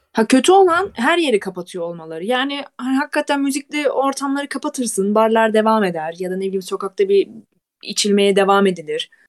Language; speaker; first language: Turkish; native; Turkish